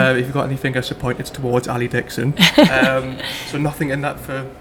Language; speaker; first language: English; native; English